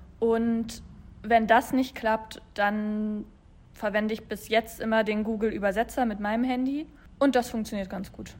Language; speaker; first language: German; native; German